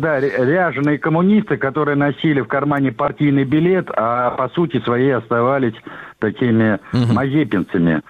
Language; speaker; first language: Russian; native; Russian